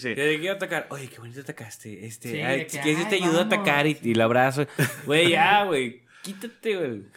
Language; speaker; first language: Spanish; native; Spanish